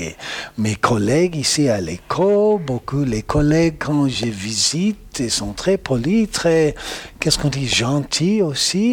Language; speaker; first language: French; non-native, learner; English